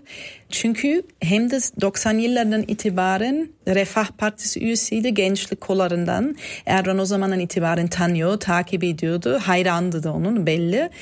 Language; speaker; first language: Turkish; non-native, fluent; German